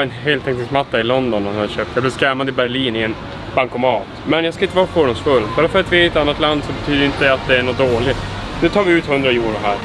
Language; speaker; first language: Swedish; native; Swedish